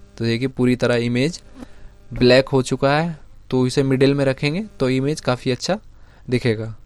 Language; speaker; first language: Hindi; native; Hindi